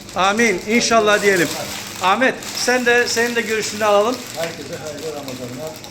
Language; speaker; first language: Turkish; native; Turkish